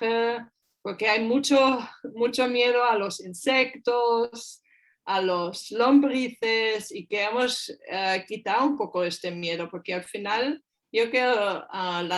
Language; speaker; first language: Spanish; non-native, fluent; German